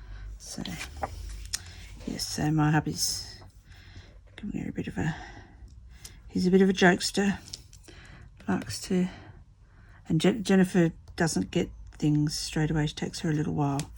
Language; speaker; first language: English; native; English